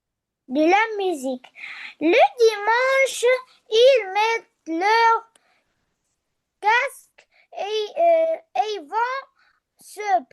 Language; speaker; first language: French; non-native, learner; Arabic